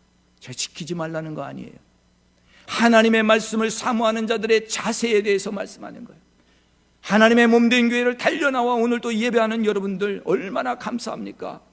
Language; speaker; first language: Korean; native; Korean